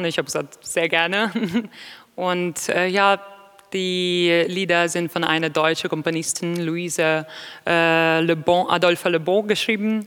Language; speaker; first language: German; non-native, fluent; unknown